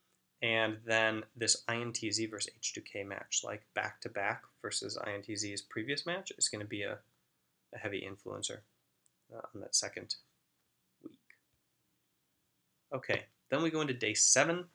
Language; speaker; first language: English; native; English